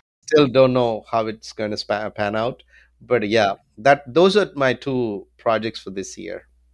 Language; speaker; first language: English; non-native, local second language; Tamil